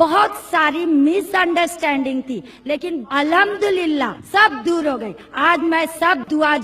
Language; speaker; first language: Hindi; non-native, local second language; Marathi